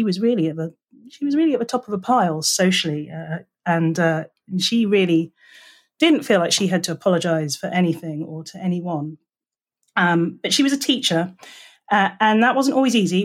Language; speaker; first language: English; native; English